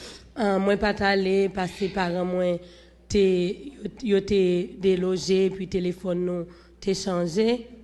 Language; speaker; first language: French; non-native, local second language; Haitian Creole